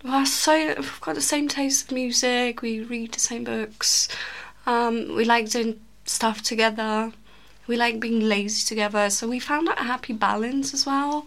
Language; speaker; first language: English; non-native, fluent; Polish